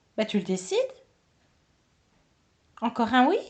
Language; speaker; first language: French; native; French